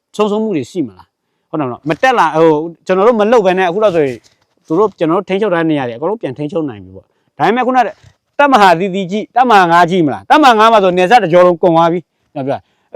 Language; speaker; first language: Burmese; non-native, local second language; S'gaw Karen